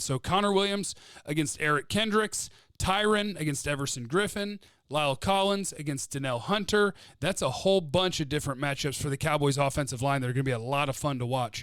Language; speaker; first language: English; native; English